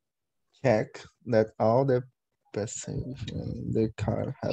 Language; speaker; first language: English; non-native, learner; Portuguese